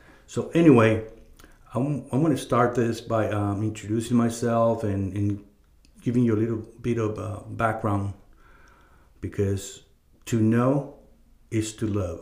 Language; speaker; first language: English; non-native, fluent; Spanish